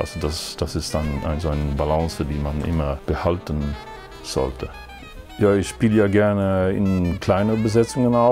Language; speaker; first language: German; non-native, fluent; Swedish